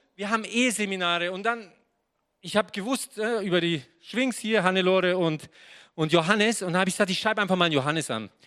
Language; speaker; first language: German; non-native, fluent; Serbian